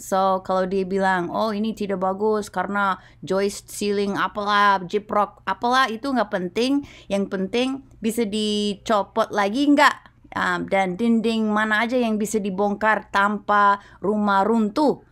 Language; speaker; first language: Indonesian; non-native, fluent; English